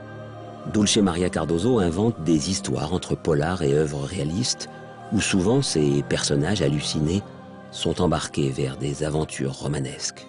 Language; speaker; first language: French; native; French